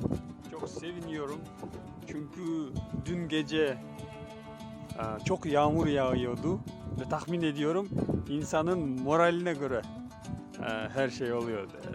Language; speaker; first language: Turkish; non-native, fluent; Kyrgyz